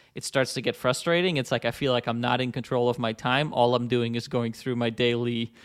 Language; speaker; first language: English; non-native, fluent; Dutch